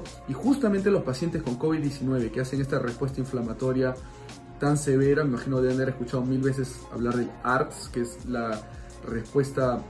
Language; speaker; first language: Spanish; native; Spanish